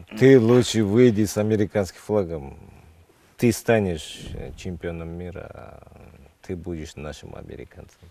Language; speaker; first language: Russian; non-native, local second language; Kyrgyz